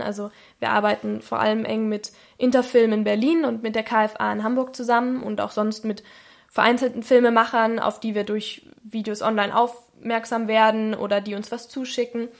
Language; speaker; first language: German; native; German